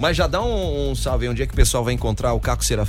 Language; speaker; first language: Portuguese; native; Portuguese